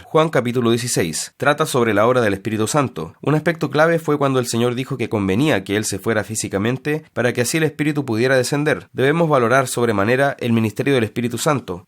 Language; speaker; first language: Spanish; native; Spanish